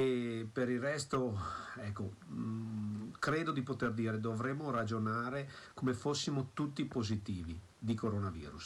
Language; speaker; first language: Italian; native; Italian